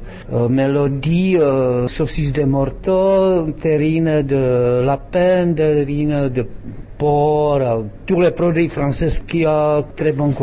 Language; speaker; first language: French; non-native, learner; Czech